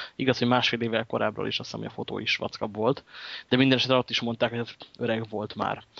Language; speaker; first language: Hungarian; native; Hungarian